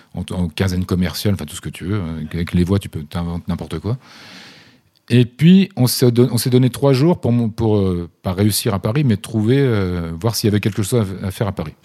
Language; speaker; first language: French; native; French